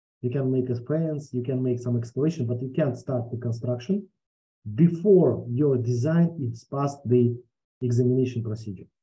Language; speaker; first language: English; non-native, fluent; Russian